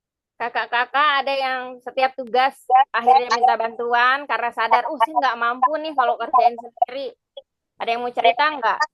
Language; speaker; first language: Indonesian; native; Indonesian